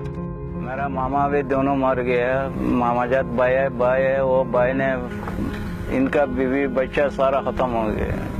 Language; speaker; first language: Hindi; non-native, learner; Rohingya